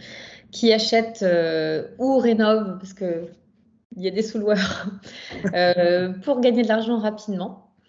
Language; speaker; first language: French; native; French